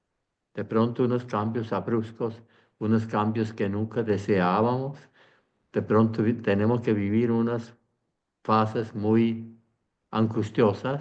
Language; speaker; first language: Spanish; non-native, fluent; Swiss German